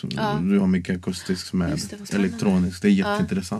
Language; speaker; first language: Swedish; non-native, fluent; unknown